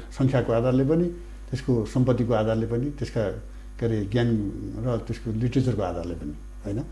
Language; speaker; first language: Nepali; native; Nepali